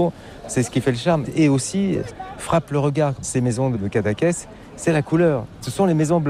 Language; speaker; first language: French; native; French